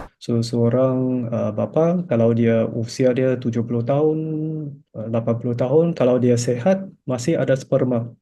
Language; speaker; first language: Malay; non-native, local second language; Chinese